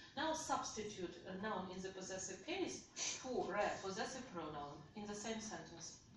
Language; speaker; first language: English; non-native, fluent; Ukrainian